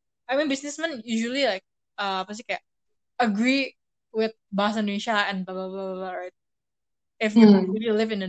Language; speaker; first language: English; non-native, fluent; Indonesian